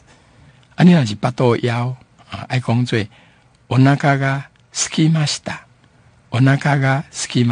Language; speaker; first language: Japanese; non-native, fluent; Min Nan Chinese